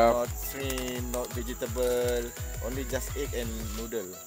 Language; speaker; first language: English; non-native, learner; Malay